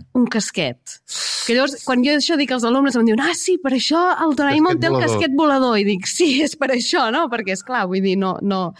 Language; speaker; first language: Catalan; native; Catalan